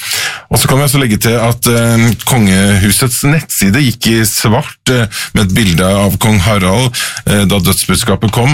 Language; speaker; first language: Norwegian; native; Norwegian